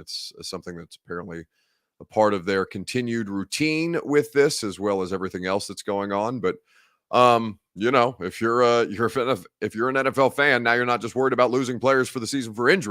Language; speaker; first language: English; native; English